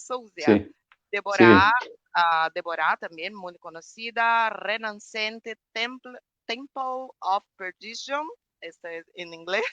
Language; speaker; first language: Spanish; non-native, fluent; Portuguese